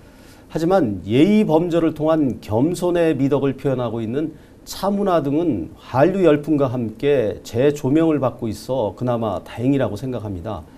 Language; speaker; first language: Korean; native; Korean